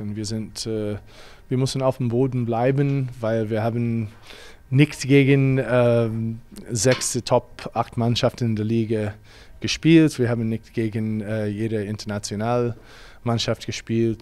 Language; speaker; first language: German; non-native, fluent; English